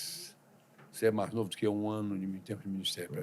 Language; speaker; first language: Portuguese; native; Portuguese